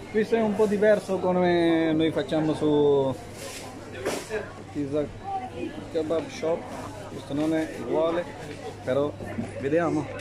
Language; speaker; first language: Italian; non-native, learner; Punjabi